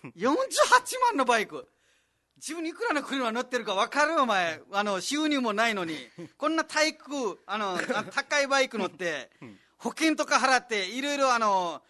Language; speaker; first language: Japanese; non-native, fluent; Nepali